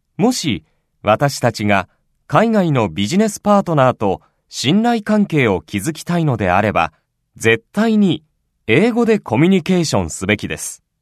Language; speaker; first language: Japanese; native; Japanese